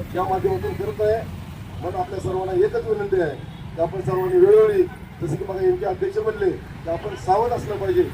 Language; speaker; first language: Marathi; non-native, local second language; Urdu